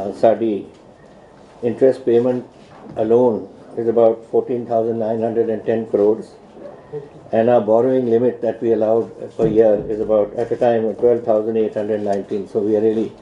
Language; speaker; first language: English; non-native, local second language; Punjabi